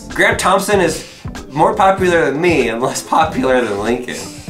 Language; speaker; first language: English; native; English